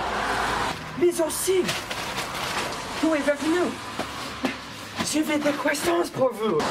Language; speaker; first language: French; non-native, learner; English